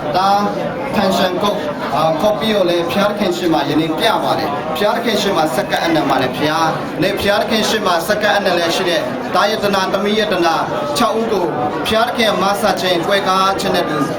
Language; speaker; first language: Burmese; non-native, local second language; Tedim Chin